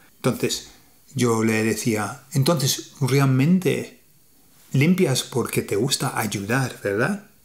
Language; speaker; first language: Spanish; non-native, fluent; English